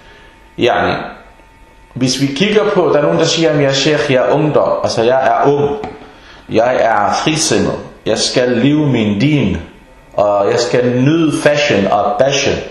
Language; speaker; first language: Danish; early bilingual, other home language; Arabic